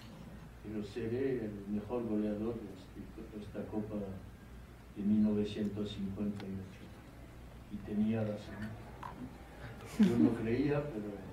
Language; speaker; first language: Spanish; non-native, fluent; French